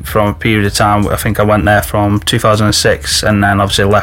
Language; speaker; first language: English; native; English